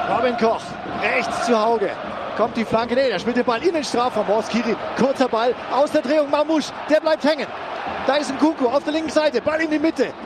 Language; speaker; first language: German; native; German